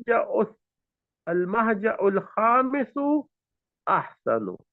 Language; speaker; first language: Arabic; non-native, fluent; Urdu